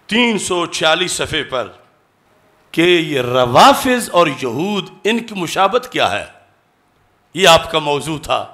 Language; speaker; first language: Urdu; native; Urdu